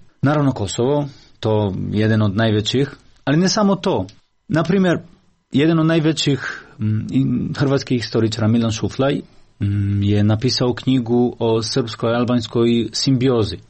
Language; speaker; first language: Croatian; non-native, local second language; Albanian